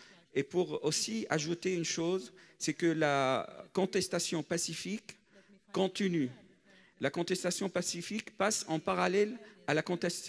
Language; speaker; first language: French; non-native, fluent; Arabic